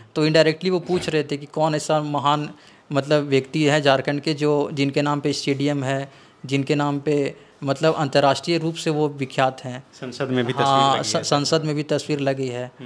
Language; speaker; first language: Hindi; native; Hindi